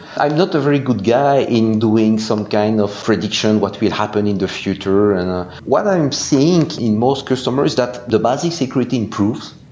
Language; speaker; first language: English; non-native, fluent; French